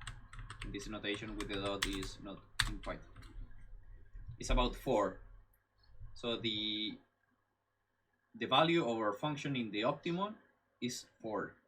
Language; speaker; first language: English; non-native, fluent; Spanish